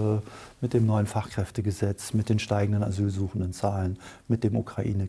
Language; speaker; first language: German; native; German